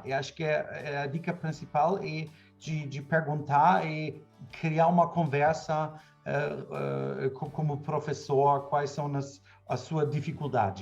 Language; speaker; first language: Portuguese; non-native, fluent; German